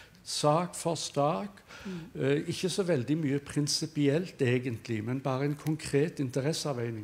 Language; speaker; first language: Norwegian; native; Norwegian